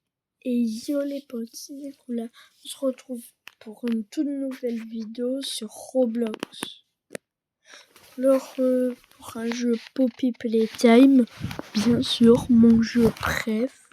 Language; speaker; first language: French; native; French